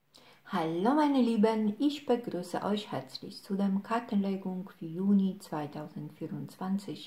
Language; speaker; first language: German; non-native, fluent; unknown